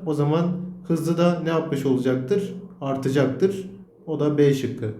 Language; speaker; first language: Turkish; native; Turkish